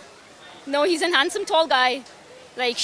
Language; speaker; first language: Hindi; early bilingual, heritage; Urdu